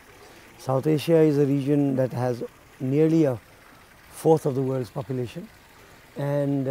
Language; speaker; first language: English; non-native, local second language; Nepali